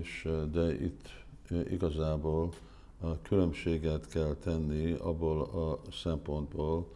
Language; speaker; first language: Hungarian; early bilingual, heritage; Hungarian